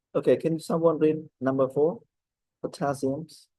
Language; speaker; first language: English; non-native, fluent; Khmer